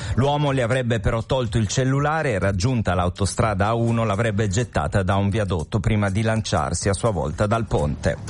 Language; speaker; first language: Italian; native; Italian